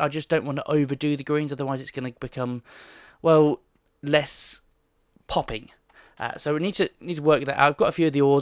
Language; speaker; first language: English; native; English